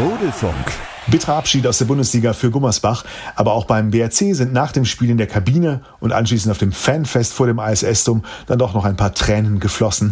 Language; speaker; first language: German; native; German